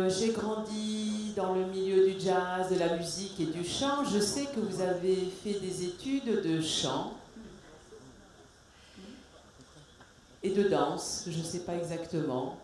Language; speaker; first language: French; native; French